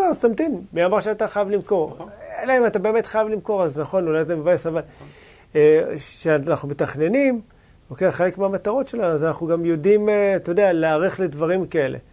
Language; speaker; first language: Hebrew; native; Hebrew